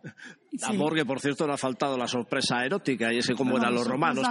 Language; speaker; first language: Spanish; native; Spanish